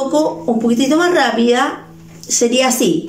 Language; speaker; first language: Spanish; native; Spanish